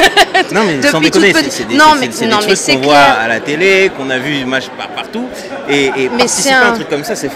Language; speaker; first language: French; native; French